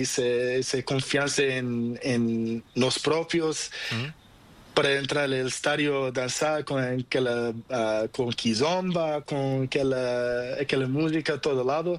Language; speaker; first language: Spanish; non-native, learner; Portuguese